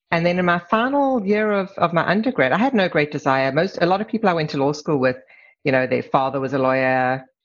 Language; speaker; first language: English; native; English